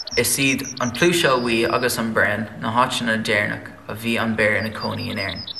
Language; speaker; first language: Irish; non-native, local second language; English